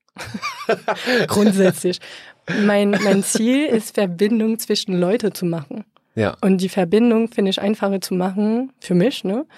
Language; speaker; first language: German; non-native, fluent; French